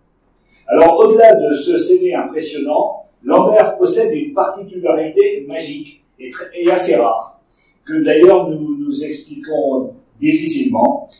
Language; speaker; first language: French; native; French